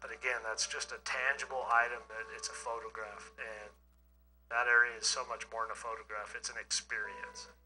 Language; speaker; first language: English; native; English